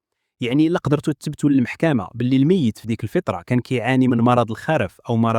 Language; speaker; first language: Arabic; native; Arabic